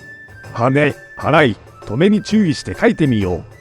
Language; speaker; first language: Japanese; native; Japanese